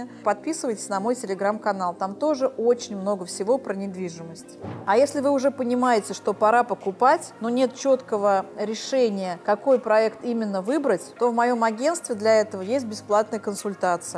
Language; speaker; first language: Russian; native; Russian